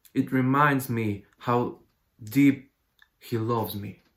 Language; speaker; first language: English; non-native, fluent; Ukrainian